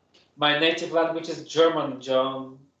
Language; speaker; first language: English; non-native, fluent; German